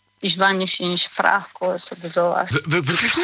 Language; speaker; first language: German; non-native, learner; Romanian